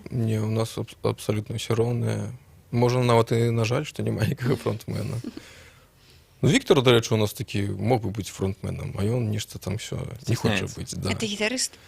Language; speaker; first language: Belarusian; non-native, local second language; Russian